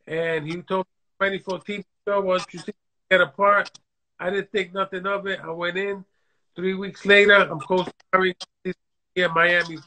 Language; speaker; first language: English; native; English